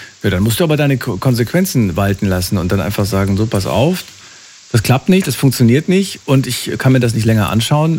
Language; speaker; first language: German; native; German